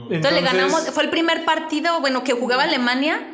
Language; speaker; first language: Spanish; native; Spanish